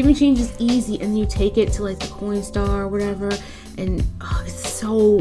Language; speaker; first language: English; native; English